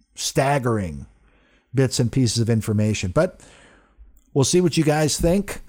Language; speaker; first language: English; early bilingual, other home language; Italian